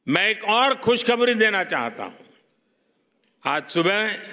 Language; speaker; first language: Hindi; non-native, local second language; Gujarati